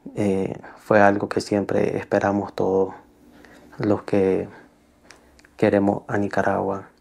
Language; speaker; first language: Spanish; native; Spanish